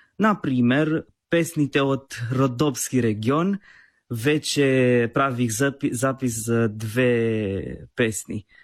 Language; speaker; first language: Bulgarian; non-native, learner; Romanian